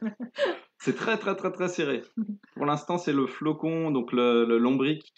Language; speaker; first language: French; native; French